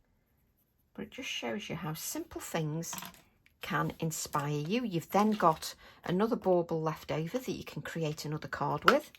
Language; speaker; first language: English; native; English